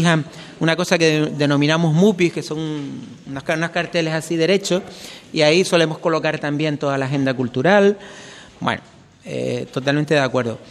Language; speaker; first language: Spanish; native; Spanish